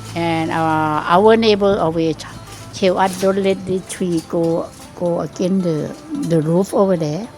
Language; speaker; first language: English; non-native, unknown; Thai